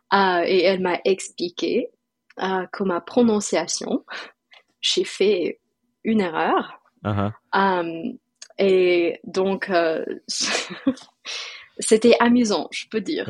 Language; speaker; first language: French; non-native, fluent; English